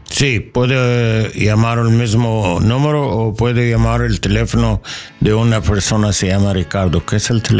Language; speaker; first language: Spanish; non-native, learner; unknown